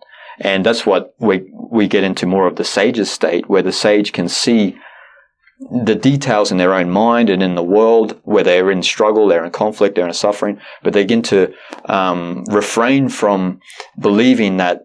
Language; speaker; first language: English; native; English